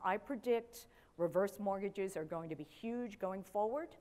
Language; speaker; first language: English; native; English